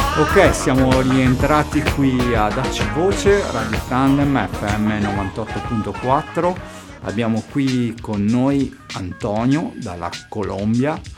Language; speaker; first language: Italian; native; Italian